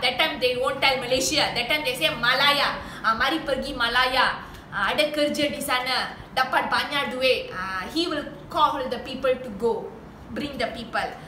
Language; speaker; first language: English; non-native, local second language; Tamil